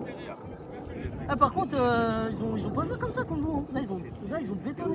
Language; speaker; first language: French; native; French